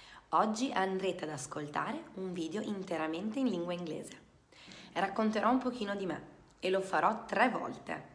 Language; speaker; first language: Italian; native; Italian